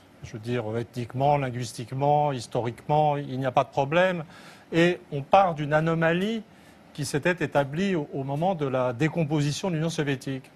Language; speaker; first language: French; native; French